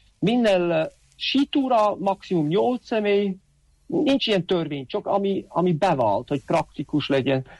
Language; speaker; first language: Hungarian; non-native, fluent; Swiss German